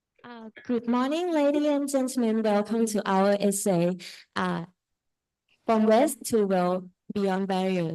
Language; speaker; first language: English; non-native, learner; Thai